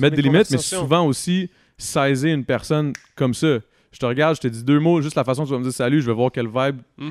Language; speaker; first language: French; native; French